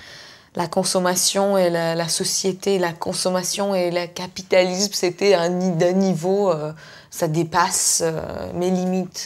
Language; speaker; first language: French; non-native, fluent; Persian